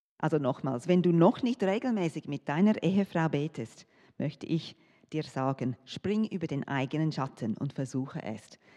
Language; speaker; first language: German; non-native, fluent; English